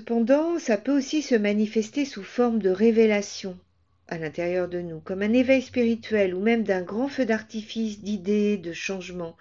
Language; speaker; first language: French; native; French